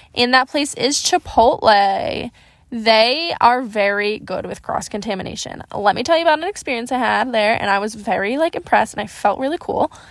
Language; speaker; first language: English; native; English